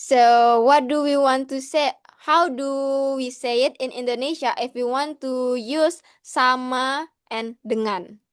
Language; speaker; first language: English; non-native, learner; Indonesian